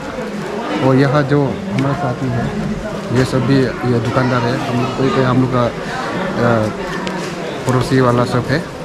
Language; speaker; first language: Hindi; non-native, local second language; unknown